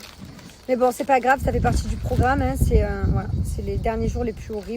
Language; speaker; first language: French; native; French